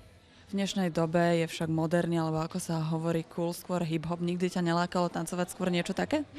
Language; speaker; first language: Slovak; native; Slovak